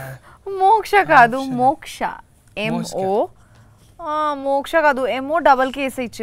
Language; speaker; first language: Telugu; non-native, learner; Bangla